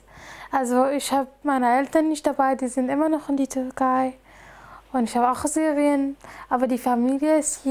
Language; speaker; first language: German; non-native, fluent; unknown